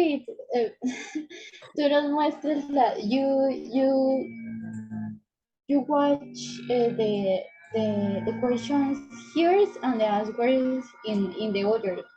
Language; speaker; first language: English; non-native, learner; Spanish